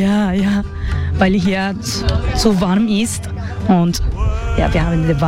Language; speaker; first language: German; non-native, fluent; Spanish